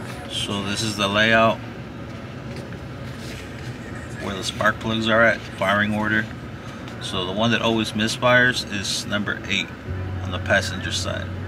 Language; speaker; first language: English; early bilingual, other home language; Spanish